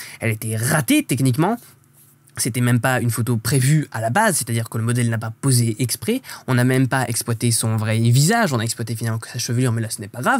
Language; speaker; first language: French; native; French